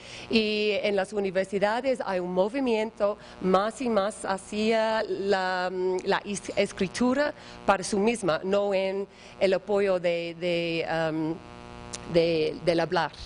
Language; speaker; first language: Spanish; non-native, learner; English